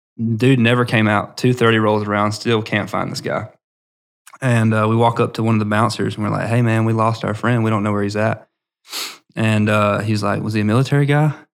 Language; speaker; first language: English; native; English